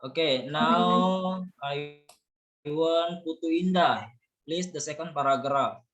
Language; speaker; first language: English; non-native, learner; Indonesian